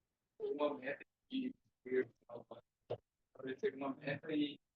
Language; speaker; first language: Portuguese; non-native, learner; Spanish